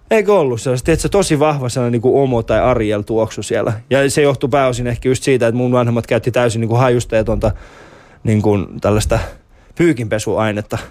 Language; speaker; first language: Finnish; early bilingual, other home language; Persian